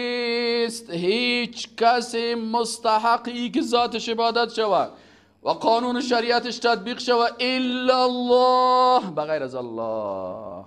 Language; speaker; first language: Persian; native; Persian